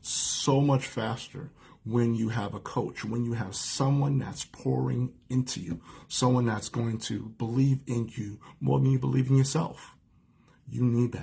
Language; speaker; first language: English; native; English